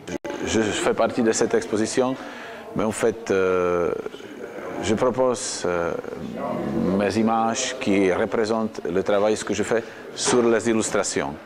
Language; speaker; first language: French; non-native, fluent; Czech